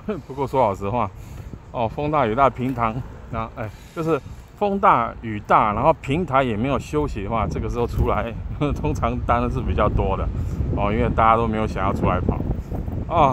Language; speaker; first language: Chinese; native; Chinese